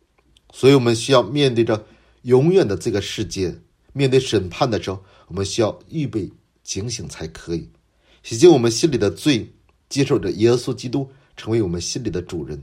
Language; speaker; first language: Chinese; non-native, fluent; Korean